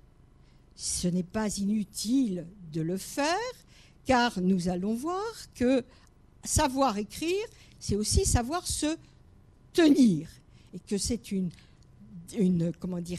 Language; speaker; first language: French; native; French